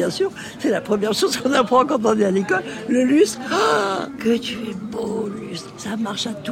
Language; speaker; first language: French; native; French